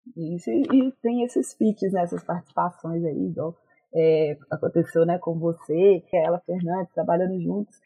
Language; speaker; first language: Portuguese; native; Portuguese